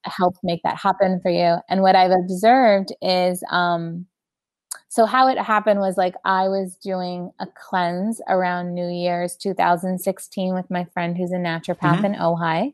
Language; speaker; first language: English; native; English